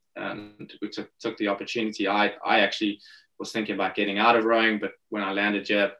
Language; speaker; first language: English; native; English